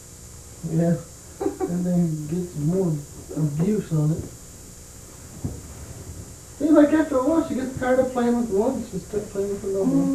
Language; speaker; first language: English; native; English